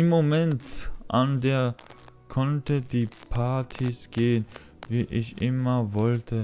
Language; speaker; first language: German; non-native, learner; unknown